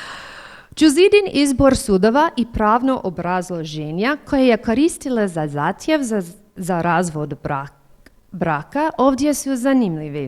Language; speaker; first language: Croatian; non-native, fluent; English